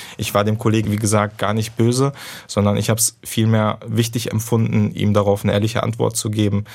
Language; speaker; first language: German; early bilingual, other home language; Turkish